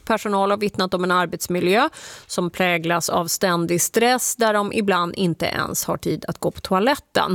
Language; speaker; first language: Swedish; native; Swedish